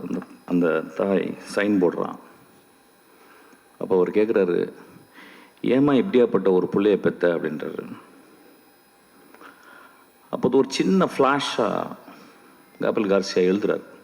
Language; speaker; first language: Tamil; native; Tamil